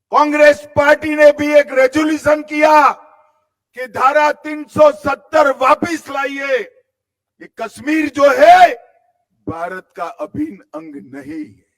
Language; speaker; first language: Hindi; non-native, local second language; Gujarati